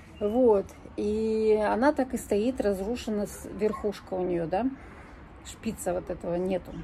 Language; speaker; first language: Russian; native; Russian